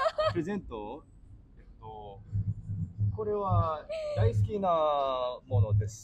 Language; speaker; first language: Japanese; non-native, learner; English